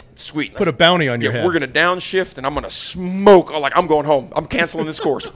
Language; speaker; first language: English; native; English